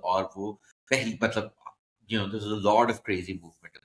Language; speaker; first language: English; non-native, local second language; Hindi